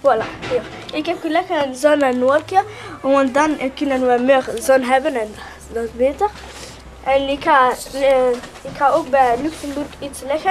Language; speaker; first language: Dutch; non-native, local second language; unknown